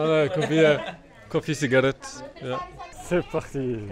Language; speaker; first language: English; non-native, learner; French